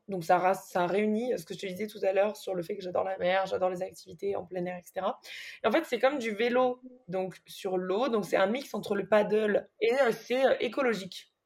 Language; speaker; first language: French; native; French